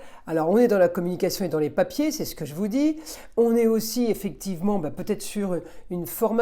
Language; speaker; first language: French; native; French